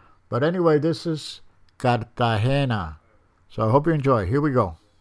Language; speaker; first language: English; early bilingual, other home language; Spanish